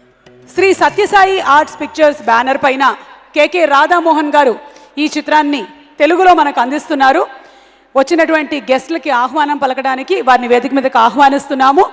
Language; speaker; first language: Telugu; native; Telugu